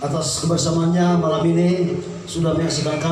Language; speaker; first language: Indonesian; native; Indonesian